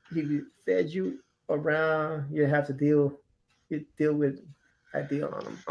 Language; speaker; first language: English; non-native, fluent; Spanish